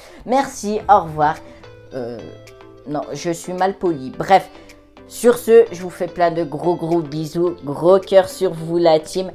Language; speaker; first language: French; native; French